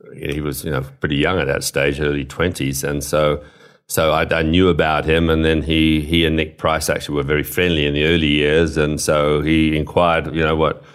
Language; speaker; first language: English; native; English